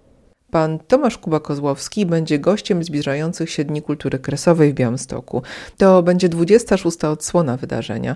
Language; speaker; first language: Polish; native; Polish